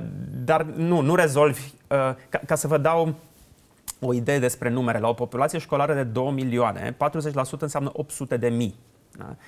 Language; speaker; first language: Romanian; native; Romanian